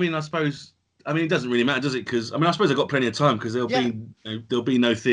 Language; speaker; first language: English; native; English